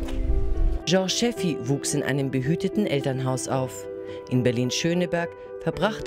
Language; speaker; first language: German; native; German